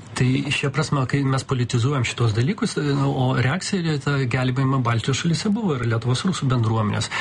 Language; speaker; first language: Lithuanian; non-native, local second language; Russian